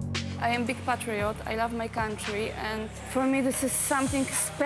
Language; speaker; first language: English; non-native, learner; Polish